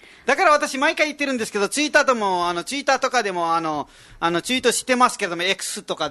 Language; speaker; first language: Japanese; non-native, fluent; Nepali